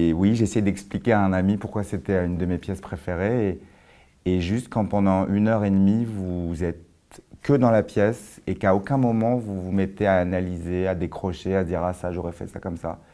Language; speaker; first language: French; native; French